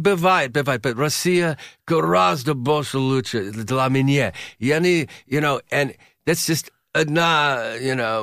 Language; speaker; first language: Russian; non-native, learner; English